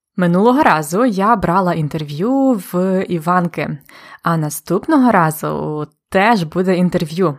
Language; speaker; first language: Ukrainian; native; Ukrainian